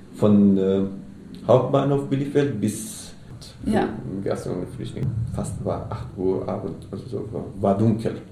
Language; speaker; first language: German; non-native, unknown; Arabic